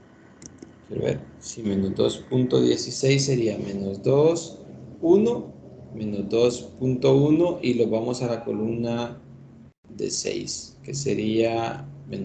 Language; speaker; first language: Spanish; native; Spanish